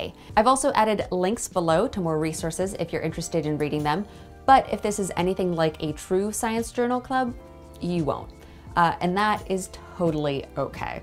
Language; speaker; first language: English; native; English